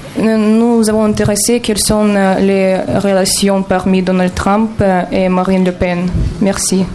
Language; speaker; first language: French; non-native, learner; Russian